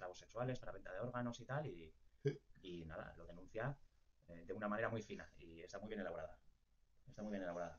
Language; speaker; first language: Spanish; native; Spanish